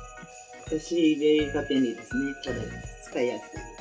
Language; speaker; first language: Japanese; non-native, fluent; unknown